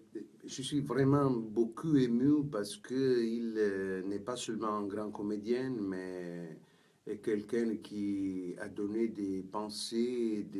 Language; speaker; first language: French; non-native, fluent; Italian